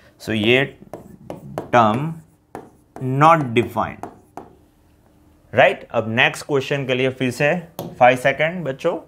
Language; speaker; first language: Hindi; non-native, local second language; Gujarati